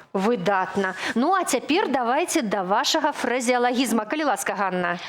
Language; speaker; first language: Belarusian; native; Belarusian